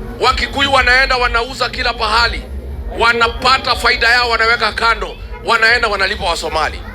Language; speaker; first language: Swahili; non-native, local second language; Kikuyu